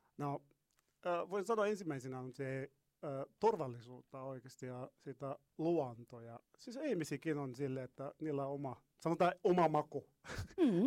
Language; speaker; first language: Finnish; non-native, learner; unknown